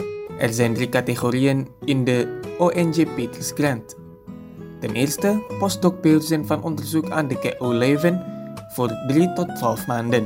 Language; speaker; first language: Dutch; non-native, fluent; Indonesian